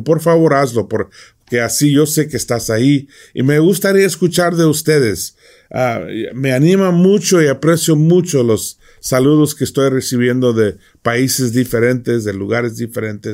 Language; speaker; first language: Spanish; non-native, fluent; English